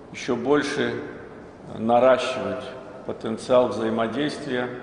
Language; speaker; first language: Russian; non-native, local second language; Azerbaijani